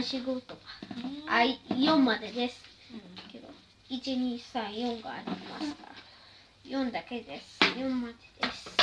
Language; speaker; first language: Japanese; early bilingual, other home language; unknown